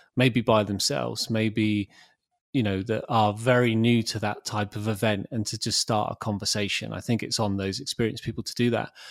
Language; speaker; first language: English; native; English